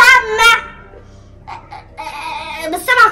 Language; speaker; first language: Arabic; native; Arabic